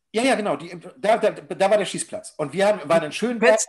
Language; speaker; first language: German; native; German